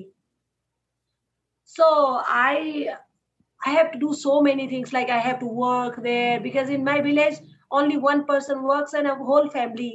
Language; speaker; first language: English; non-native, local second language; Hindi